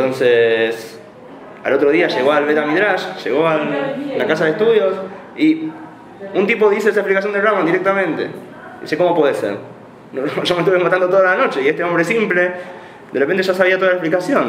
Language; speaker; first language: Spanish; native; Spanish